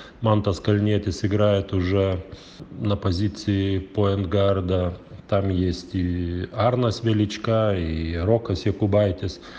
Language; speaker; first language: Russian; non-native, local second language; Lithuanian